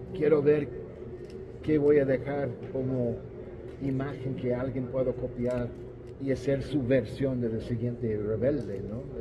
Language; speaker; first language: Spanish; non-native, fluent; English